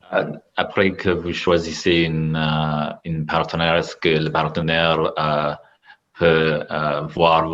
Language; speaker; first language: French; non-native, learner; English